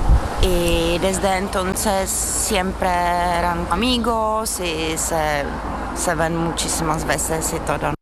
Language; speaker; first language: Spanish; non-native, fluent; Czech